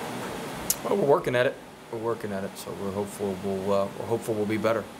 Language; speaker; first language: English; native; English